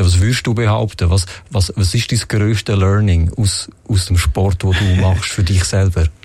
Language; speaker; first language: German; native; German